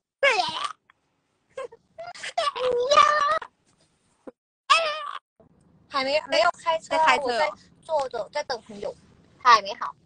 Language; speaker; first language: Chinese; non-native, learner; Thai